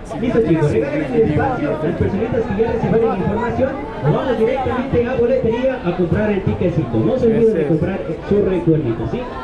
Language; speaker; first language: Spanish; native; Spanish